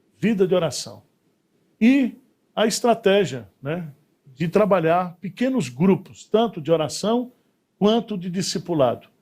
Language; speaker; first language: Portuguese; native; Portuguese